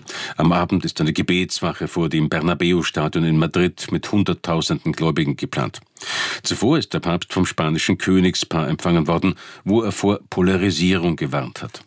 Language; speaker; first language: German; native; German